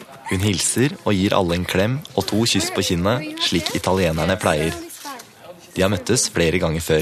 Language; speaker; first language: Norwegian; native; Norwegian